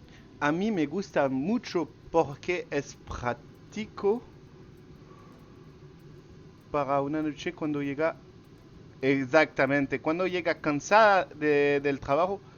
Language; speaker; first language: Spanish; non-native, learner; French